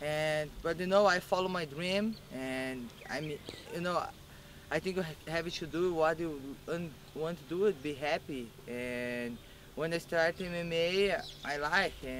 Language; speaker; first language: English; non-native, learner; Portuguese